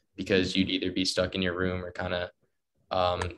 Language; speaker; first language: English; native; English